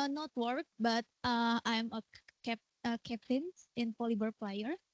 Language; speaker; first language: English; non-native, learner; Indonesian